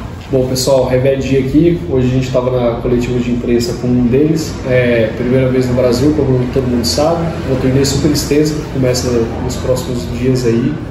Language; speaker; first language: Portuguese; native; Portuguese